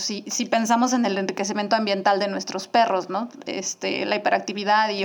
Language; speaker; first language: Spanish; native; Spanish